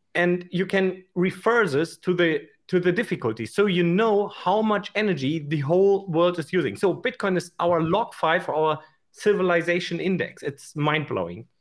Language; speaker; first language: English; non-native, fluent; German